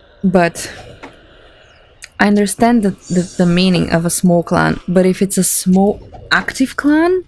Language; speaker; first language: English; non-native, fluent; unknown